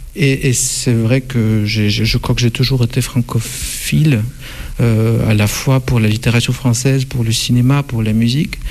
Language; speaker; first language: French; non-native, fluent; Russian